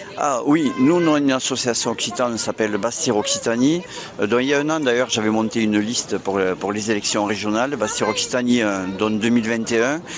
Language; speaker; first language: French; native; French